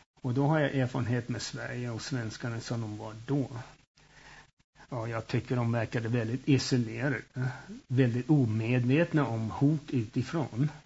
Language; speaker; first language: Swedish; early bilingual, heritage; Swedish